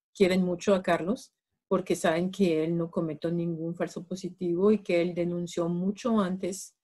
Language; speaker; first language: Spanish; non-native, fluent; French